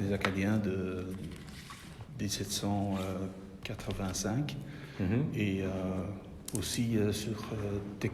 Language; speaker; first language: French; non-native, local second language; Dutch